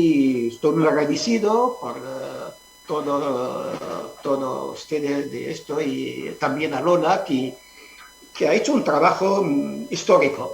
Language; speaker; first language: Spanish; non-native, fluent; Arabic